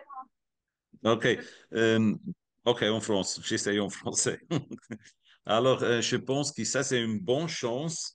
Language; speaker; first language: French; non-native, learner; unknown